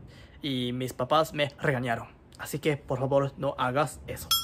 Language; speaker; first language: Spanish; non-native, learner; Japanese